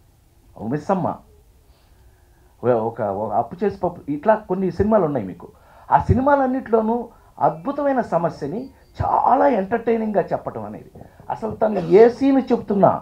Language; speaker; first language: Telugu; native; Telugu